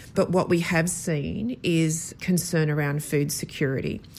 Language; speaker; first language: English; native; English